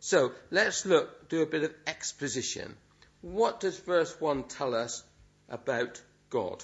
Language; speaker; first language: English; native; English